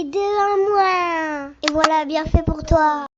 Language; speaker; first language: French; native; French